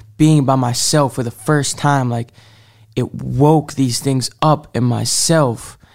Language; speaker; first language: English; native; English